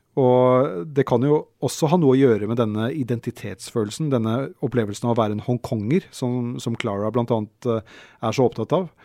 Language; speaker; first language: Norwegian; native; Norwegian